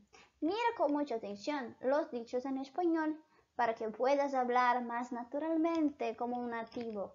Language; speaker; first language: Spanish; non-native, fluent; Portuguese